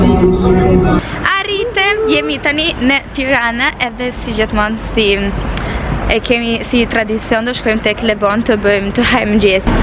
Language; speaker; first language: Albanian; early bilingual, heritage; Albanian